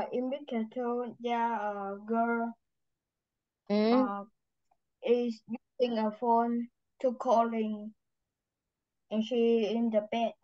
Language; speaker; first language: English; non-native, learner; Vietnamese